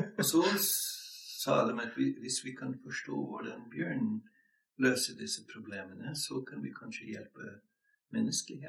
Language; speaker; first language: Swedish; non-native, fluent; English